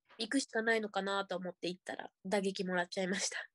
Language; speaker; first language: Japanese; native; Japanese